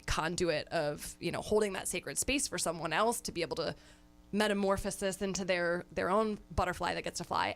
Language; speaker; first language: English; native; English